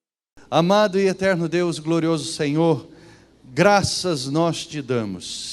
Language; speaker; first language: Portuguese; native; Portuguese